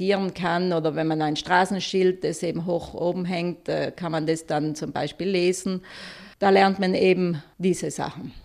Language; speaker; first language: German; native; German